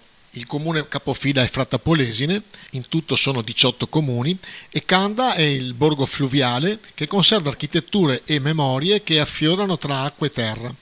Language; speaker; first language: Italian; native; Italian